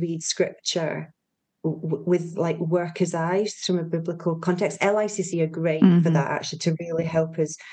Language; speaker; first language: English; native; English